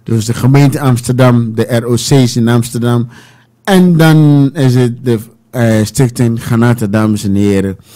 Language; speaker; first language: Dutch; non-native, fluent; Akan